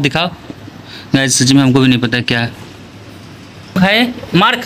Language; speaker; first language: Hindi; native; Hindi